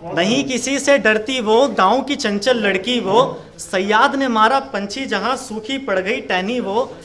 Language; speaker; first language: Hindi; native; Hindi